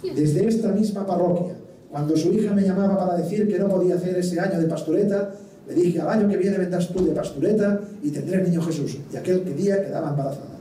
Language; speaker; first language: Spanish; non-native, local second language; Catalan